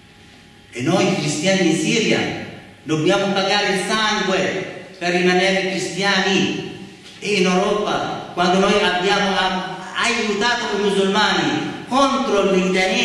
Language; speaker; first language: Italian; non-native, fluent; Arabic